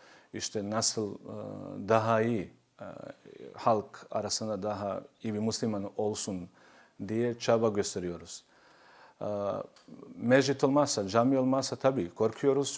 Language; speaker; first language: Turkish; non-native, fluent; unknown